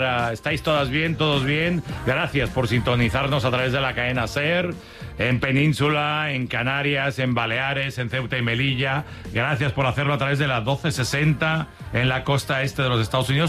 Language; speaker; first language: Spanish; native; Spanish